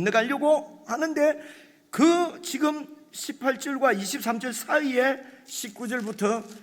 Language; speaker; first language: Korean; native; Korean